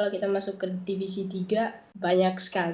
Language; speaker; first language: Indonesian; early bilingual, heritage; Dutch